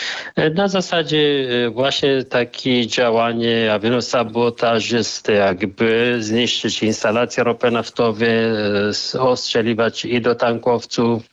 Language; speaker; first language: Polish; non-native, fluent; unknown